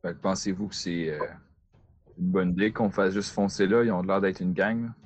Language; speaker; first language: French; native; French